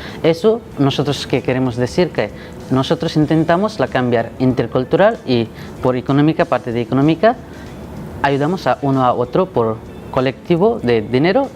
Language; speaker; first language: Spanish; non-native, learner; Nepali